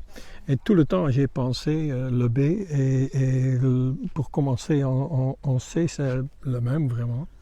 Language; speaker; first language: French; non-native, learner; Dutch